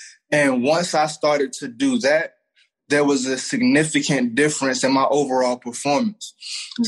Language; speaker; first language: English; native; English